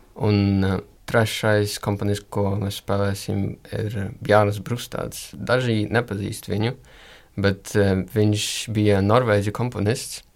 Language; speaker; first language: Latvian; early bilingual, other home language; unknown